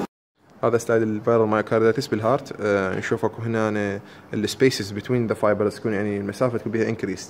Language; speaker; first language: Arabic; native; Arabic